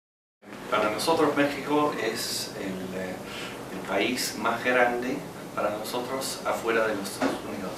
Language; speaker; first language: Spanish; non-native, fluent; English